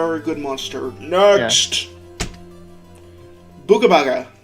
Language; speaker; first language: English; native; English